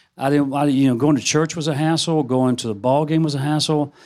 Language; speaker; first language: English; native; English